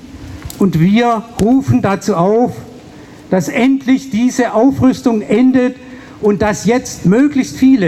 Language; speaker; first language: German; native; German